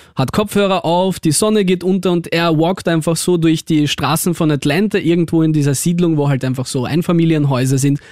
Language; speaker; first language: German; early bilingual, other home language; Russian